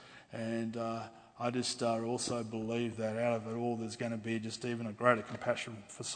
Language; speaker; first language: English; native; English